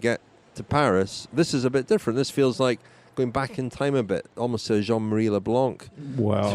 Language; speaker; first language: English; native; English